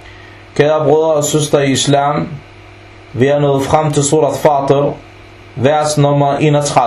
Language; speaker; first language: Danish; early bilingual, other home language; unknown